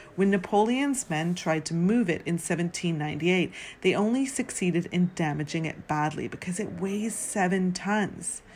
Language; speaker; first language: English; native; English